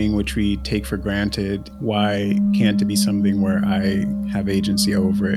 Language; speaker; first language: English; native; English